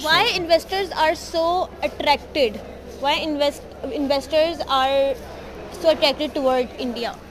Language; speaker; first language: English; non-native, local second language; Urdu